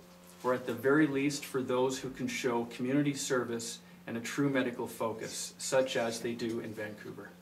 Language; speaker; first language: English; native; English